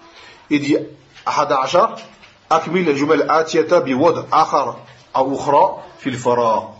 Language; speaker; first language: Arabic; non-native, fluent; French